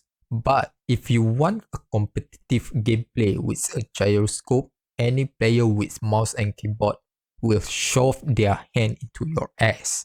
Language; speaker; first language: English; non-native, fluent; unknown